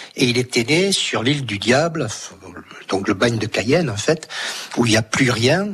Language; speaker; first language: French; native; French